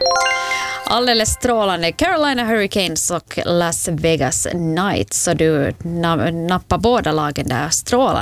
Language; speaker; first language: Swedish; native; Swedish